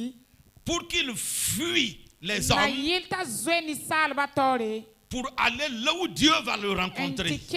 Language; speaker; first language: French; non-native, local second language; Mossi